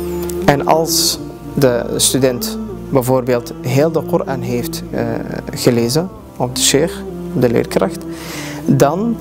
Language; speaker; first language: Dutch; early bilingual, other home language; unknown